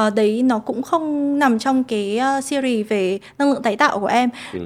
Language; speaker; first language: Vietnamese; early bilingual, heritage; Vietnamese